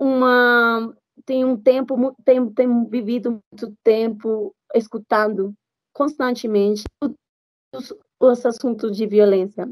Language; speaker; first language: Portuguese; non-native, fluent; Spanish